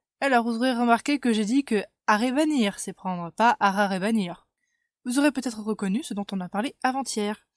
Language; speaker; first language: French; native; French